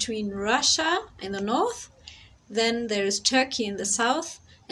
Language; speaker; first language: English; non-native, fluent; German